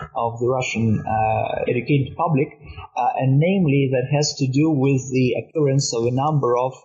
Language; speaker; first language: English; non-native, fluent; Romanian